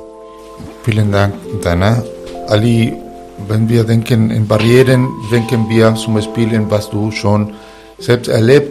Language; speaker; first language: German; non-native, learner; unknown